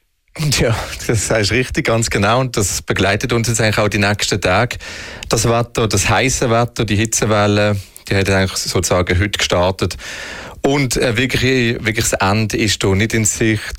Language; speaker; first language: German; native; German